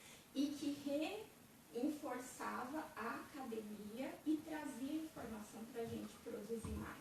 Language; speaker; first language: Portuguese; native; Portuguese